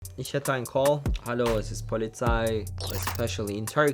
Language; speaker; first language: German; non-native, learner; Turkish